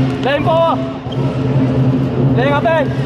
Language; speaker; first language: Chinese; native; Chinese